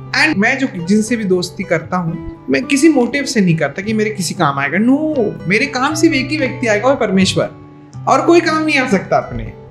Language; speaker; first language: Hindi; non-native, local second language; Marathi